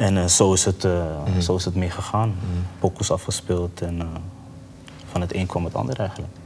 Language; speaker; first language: Dutch; early bilingual, other home language; Papiamento